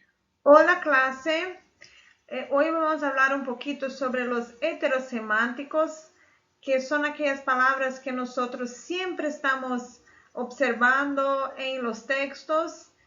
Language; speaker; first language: Spanish; non-native, fluent; Portuguese